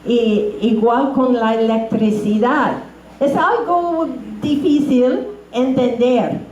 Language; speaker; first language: Spanish; non-native, fluent; English